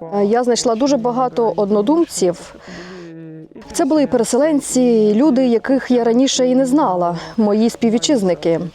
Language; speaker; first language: Ukrainian; non-native, fluent; Russian